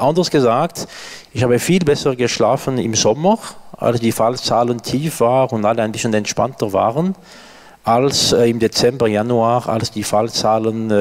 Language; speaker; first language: German; non-native, local second language; French